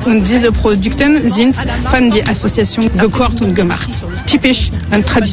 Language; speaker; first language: German; non-native, learner; French